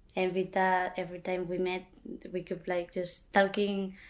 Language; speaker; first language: English; non-native, fluent; Catalan